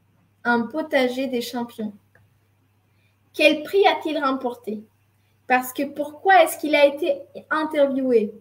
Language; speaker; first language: French; non-native, fluent; Spanish